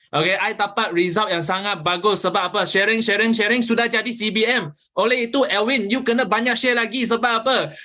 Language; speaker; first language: Malay; non-native, local second language; Chinese